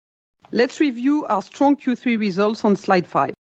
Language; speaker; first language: English; non-native, fluent; French